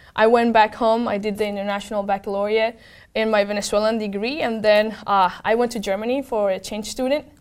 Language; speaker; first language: English; non-native, fluent; Spanish